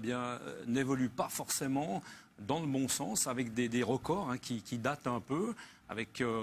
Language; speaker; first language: French; native; French